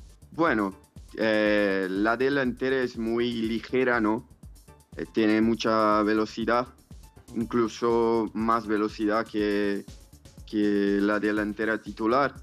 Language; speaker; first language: Spanish; non-native, fluent; Portuguese